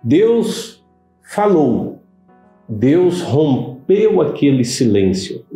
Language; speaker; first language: Portuguese; native; Portuguese